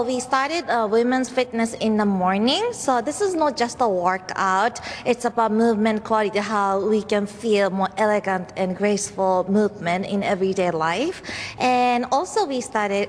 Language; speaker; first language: English; non-native, fluent; Japanese